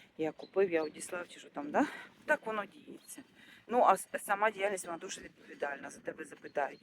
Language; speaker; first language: Ukrainian; non-native, local second language; Russian